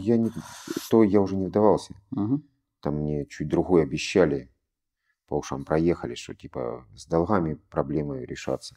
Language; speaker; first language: Russian; native; Russian